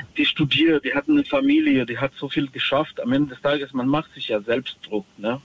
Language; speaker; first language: German; non-native, fluent; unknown